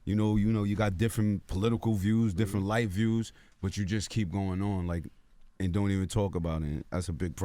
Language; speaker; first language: English; native; English